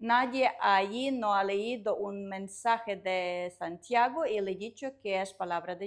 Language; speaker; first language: Spanish; non-native, learner; Russian